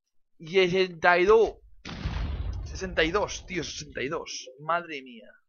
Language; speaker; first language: Spanish; native; Spanish